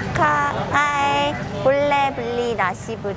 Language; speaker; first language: Indonesian; non-native, learner; Korean